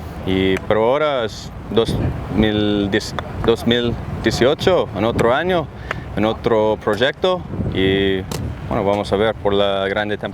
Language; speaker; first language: Spanish; non-native, learner; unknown